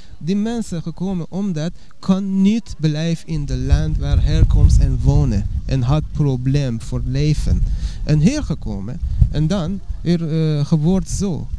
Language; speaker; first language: Dutch; non-native, learner; Persian